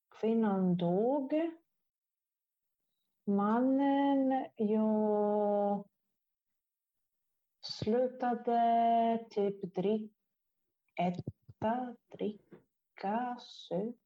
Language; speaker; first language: Swedish; non-native, fluent; Italian